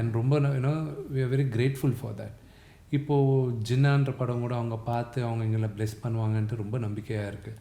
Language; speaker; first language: Tamil; non-native, local second language; Telugu